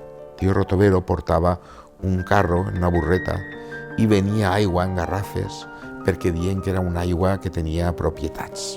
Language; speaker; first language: Catalan; native; Catalan